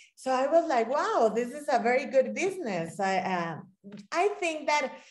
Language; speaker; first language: English; non-native, fluent; Spanish